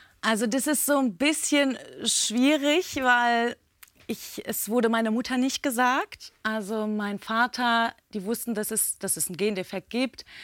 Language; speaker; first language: German; early bilingual, other home language; Turkish